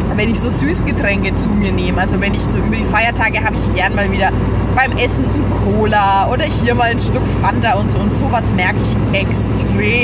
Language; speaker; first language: German; native; German